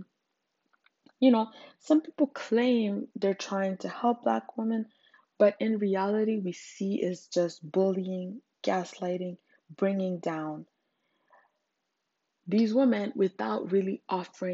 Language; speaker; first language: English; non-native, local second language; Shona